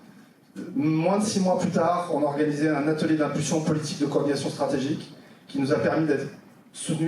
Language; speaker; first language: French; native; French